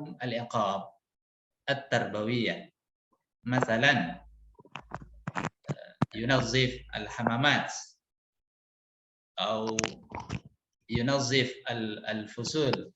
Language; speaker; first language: Arabic; non-native, fluent; Indonesian